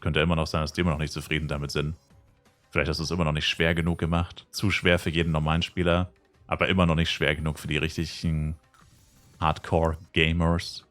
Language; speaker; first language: German; native; German